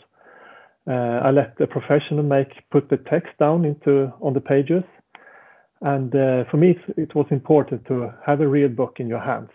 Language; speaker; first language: English; non-native, fluent; Swedish